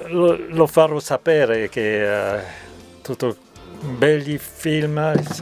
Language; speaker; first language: Italian; non-native, learner; French